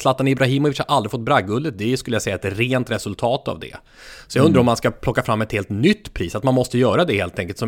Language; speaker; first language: Swedish; native; Swedish